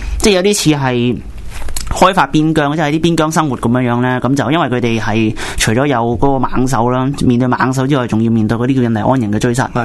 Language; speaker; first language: Chinese; non-native, local second language; Cantonese